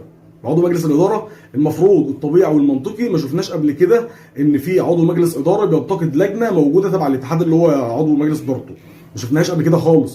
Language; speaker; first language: Arabic; native; Arabic